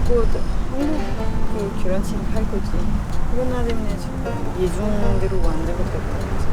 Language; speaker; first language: Korean; non-native, learner; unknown